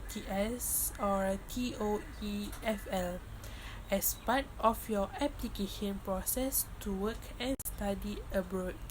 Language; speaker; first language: English; non-native, local second language; Malay